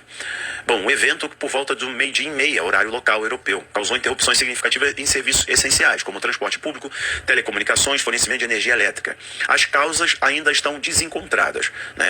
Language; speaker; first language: Portuguese; native; Portuguese